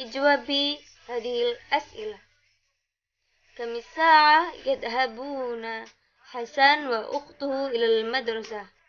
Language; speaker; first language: Arabic; non-native, learner; Indonesian